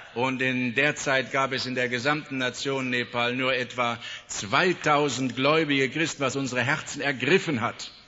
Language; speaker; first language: German; native; German